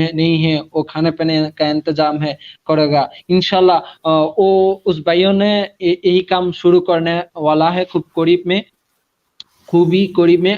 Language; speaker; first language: Hindi; non-native, learner; Bangla